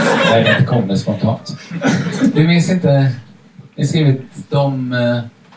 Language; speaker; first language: Swedish; native; Swedish